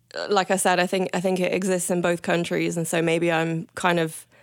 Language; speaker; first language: English; native; English